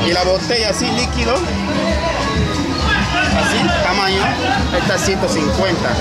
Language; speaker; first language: Spanish; native; Spanish